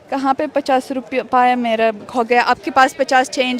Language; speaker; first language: Hindi; non-native, learner; Russian